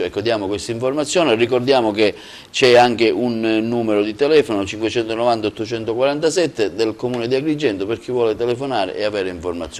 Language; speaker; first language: Italian; native; Italian